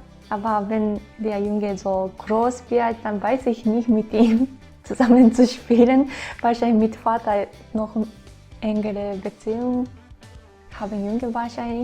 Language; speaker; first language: German; non-native, fluent; Japanese